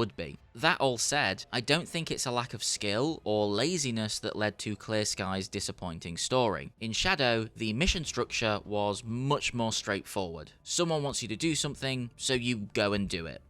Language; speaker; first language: English; native; English